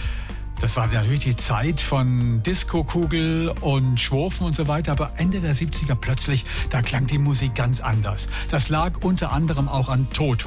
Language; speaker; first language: German; native; German